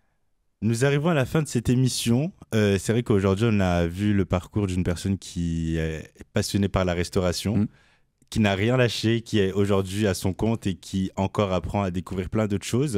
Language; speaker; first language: French; native; French